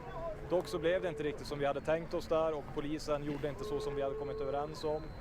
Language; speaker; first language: Swedish; native; Swedish